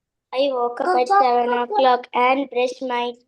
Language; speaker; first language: English; non-native, learner; Malayalam